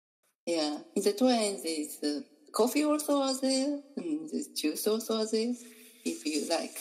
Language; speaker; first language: English; non-native, learner; Japanese